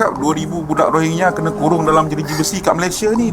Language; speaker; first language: Malay; native; Malay